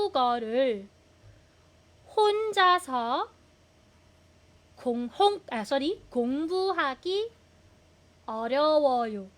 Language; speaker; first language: Korean; non-native, fluent; Filipino